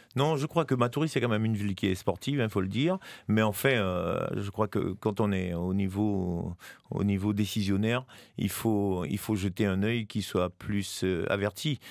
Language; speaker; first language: French; native; French